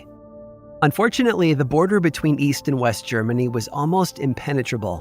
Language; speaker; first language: English; native; English